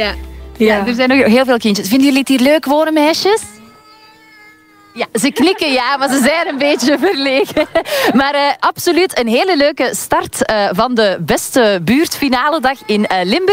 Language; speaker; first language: Dutch; native; Dutch